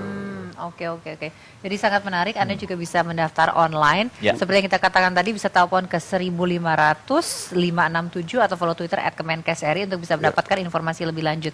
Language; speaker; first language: Indonesian; native; Indonesian